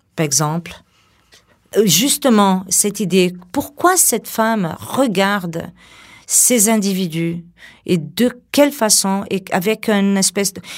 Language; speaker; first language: French; non-native, fluent; Portuguese